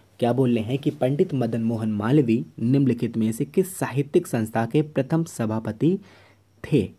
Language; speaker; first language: Hindi; native; Hindi